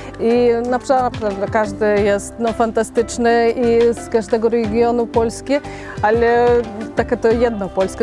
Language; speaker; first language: Polish; early bilingual, heritage; Polish